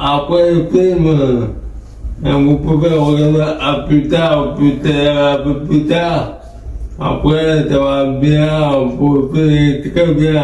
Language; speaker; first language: French; non-native, learner; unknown